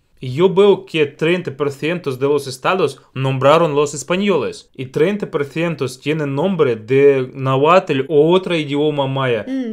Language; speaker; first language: Spanish; non-native, learner; Russian